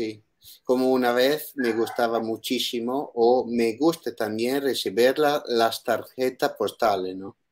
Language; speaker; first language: Spanish; non-native, learner; Italian